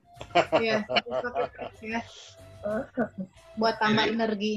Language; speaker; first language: Indonesian; native; Indonesian